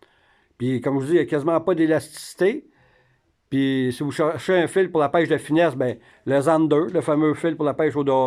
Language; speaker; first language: French; native; French